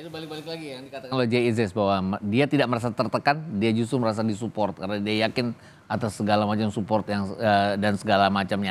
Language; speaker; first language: Indonesian; native; Indonesian